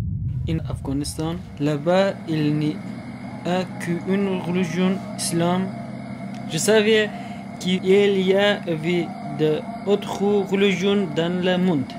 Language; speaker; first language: French; non-native, learner; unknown